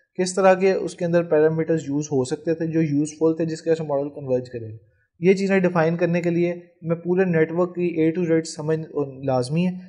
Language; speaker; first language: Urdu; non-native, local second language; Punjabi